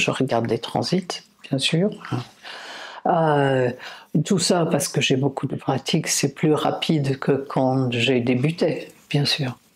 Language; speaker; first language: French; non-native, fluent; English